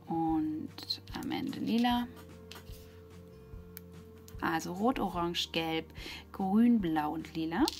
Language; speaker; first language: German; native; German